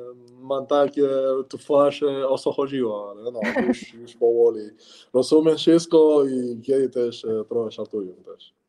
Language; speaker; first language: Polish; non-native, learner; Spanish